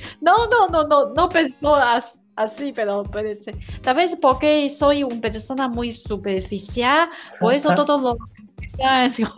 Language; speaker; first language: Spanish; non-native, learner; Chinese